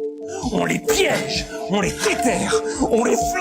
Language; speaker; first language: French; native; French